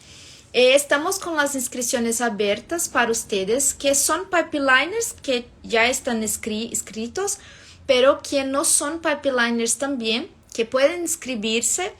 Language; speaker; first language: Spanish; non-native, fluent; Portuguese